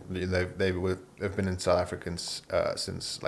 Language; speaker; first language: English; native; English